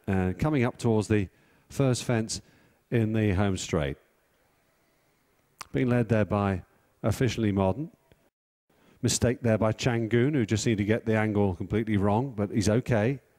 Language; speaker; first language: English; native; English